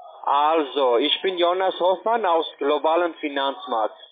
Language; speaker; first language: German; non-native, learner; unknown